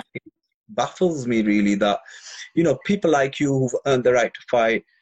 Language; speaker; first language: English; native; English